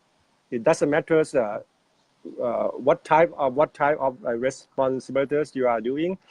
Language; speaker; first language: English; non-native, fluent; Thai